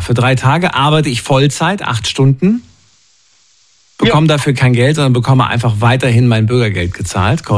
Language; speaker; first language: German; native; German